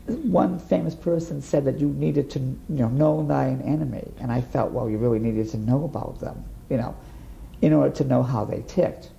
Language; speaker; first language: English; native; English